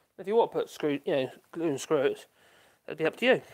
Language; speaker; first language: English; native; English